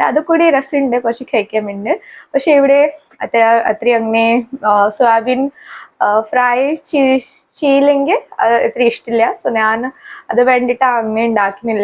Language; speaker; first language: Malayalam; non-native, fluent; Hindi